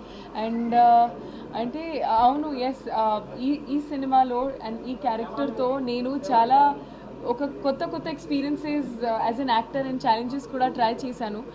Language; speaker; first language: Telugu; non-native, learner; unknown